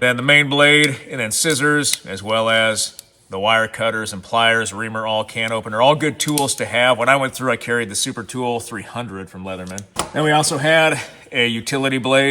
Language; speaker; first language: English; native; English